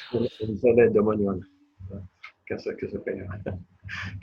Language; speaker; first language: Spanish; non-native, fluent; French